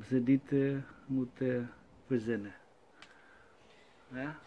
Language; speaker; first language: Dutch; non-native, local second language; Khmer